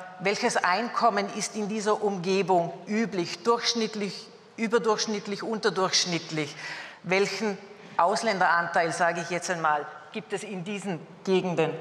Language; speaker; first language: German; native; German